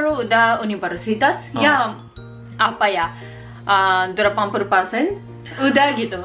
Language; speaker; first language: Indonesian; non-native, learner; Japanese